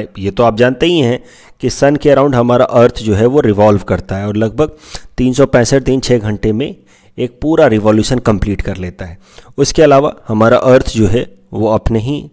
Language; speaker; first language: Hindi; non-native, local second language; Assamese